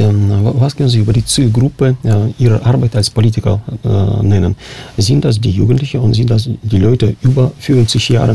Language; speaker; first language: German; non-native, fluent; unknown